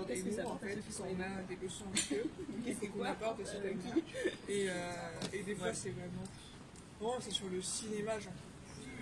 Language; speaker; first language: French; native; French